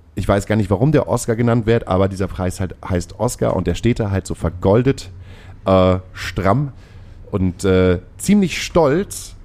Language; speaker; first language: German; native; German